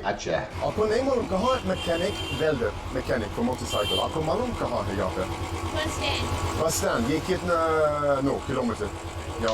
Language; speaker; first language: Hindi; non-native, learner; English